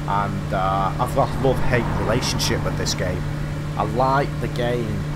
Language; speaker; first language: English; native; English